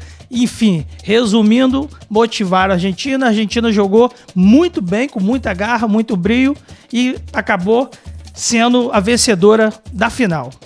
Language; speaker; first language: Portuguese; native; Portuguese